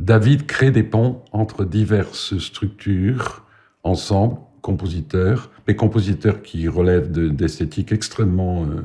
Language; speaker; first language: French; native; French